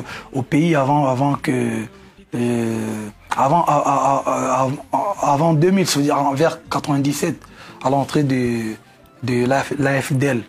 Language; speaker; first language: French; non-native, local second language; Lingala